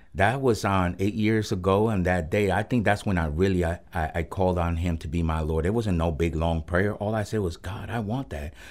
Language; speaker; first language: English; early bilingual, other home language; Spanish